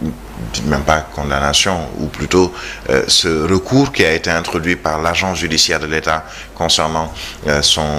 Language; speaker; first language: French; non-native, local second language; Wolof